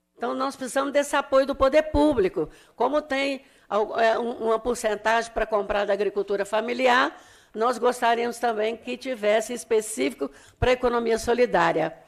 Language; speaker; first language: Portuguese; native; Portuguese